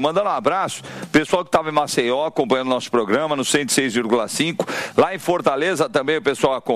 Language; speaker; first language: Portuguese; native; Portuguese